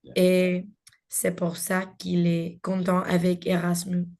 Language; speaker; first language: French; non-native, learner; Spanish